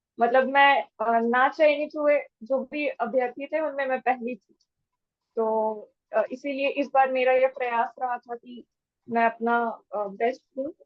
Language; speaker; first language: Hindi; native; Hindi